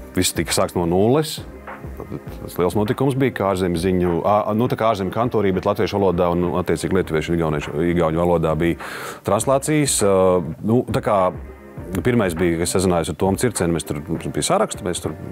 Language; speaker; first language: Latvian; native; Latvian